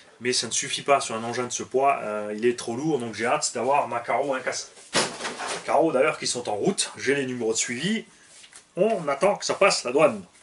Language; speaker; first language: French; native; French